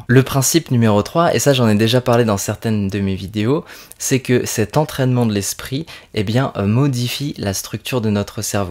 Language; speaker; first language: French; native; French